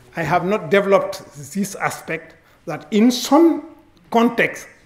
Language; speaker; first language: English; non-native, fluent; Wolof